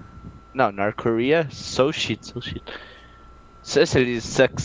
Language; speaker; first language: English; non-native, learner; Portuguese